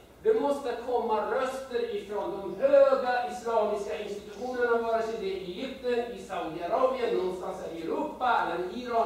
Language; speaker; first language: Swedish; non-native, fluent; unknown